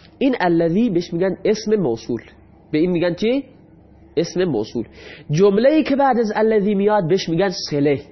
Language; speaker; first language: Persian; non-native, local second language; Baluchi